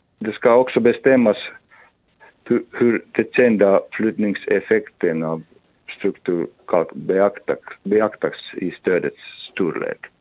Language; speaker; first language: Swedish; non-native, local second language; Finnish